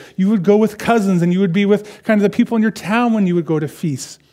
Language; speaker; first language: English; native; English